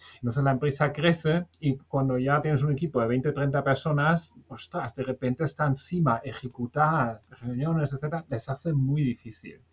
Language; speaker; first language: Spanish; non-native, fluent; German